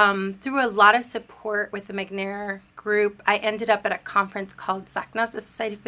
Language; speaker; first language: English; early bilingual, other home language; Spanish